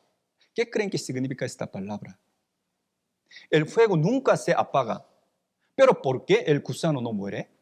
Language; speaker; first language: Spanish; non-native, fluent; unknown